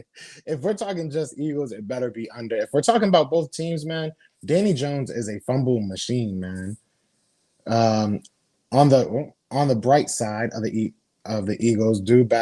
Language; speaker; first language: English; native; English